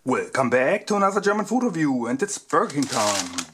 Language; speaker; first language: English; non-native, fluent; German